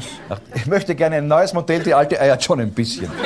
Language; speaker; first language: German; native; German